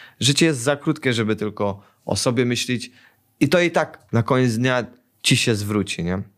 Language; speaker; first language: Polish; early bilingual, heritage; Polish